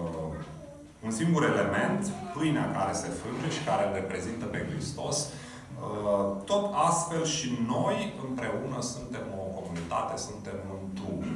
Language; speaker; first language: Romanian; native; Romanian